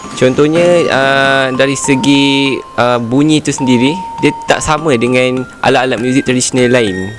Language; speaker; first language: Malay; native; Malay